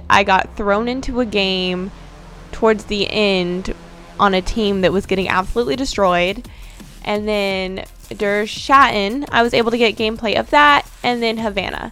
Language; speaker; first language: English; native; English